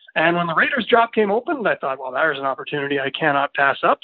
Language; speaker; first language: English; native; English